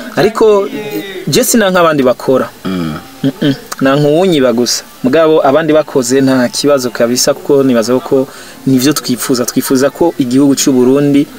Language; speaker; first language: Rundi; native; Rundi